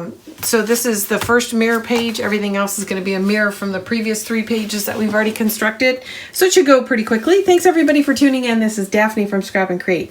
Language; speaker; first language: English; native; English